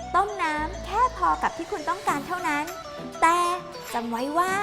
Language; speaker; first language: Thai; native; Thai